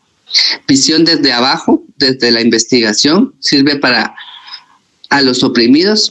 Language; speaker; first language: Spanish; native; Spanish